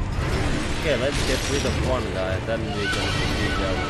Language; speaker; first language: English; non-native, fluent; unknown